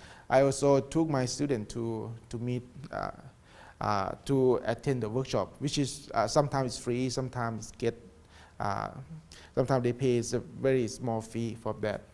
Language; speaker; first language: English; non-native, learner; Thai